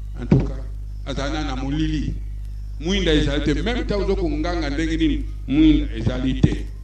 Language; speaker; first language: Lingala; non-native, local second language; Kongo